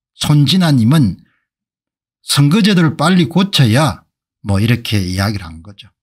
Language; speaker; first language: Korean; native; Korean